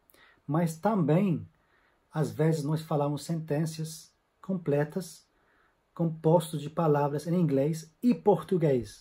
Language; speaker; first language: Portuguese; non-native, fluent; English